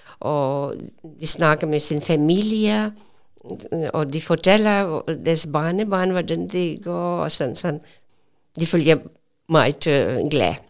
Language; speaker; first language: Danish; non-native, learner; Urdu